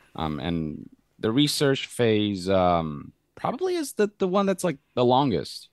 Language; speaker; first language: English; non-native, fluent; Spanish